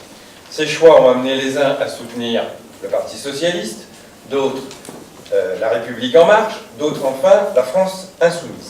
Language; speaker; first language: French; native; French